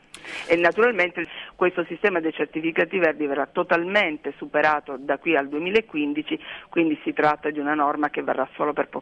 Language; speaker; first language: Italian; native; Italian